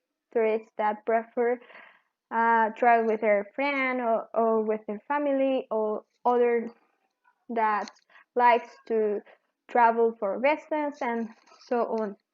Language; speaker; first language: English; non-native, learner; Spanish